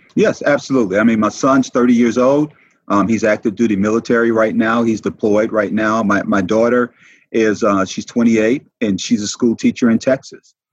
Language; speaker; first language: English; native; English